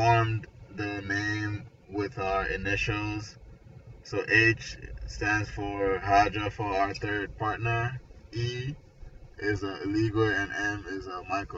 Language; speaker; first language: English; non-native, local second language; Igbo